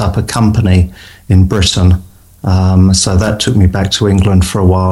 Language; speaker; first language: English; native; English